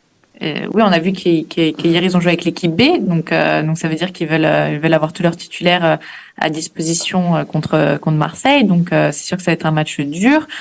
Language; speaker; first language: French; native; French